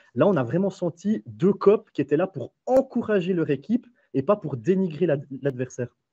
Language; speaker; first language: French; native; French